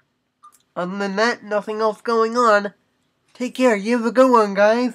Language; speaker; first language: English; native; English